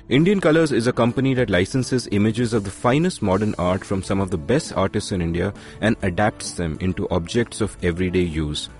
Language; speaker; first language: English; non-native, local second language; Hindi